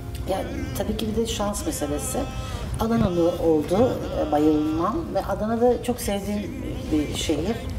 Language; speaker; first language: Turkish; non-native, fluent; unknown